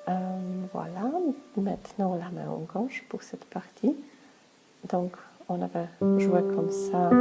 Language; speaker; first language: French; non-native, fluent; Polish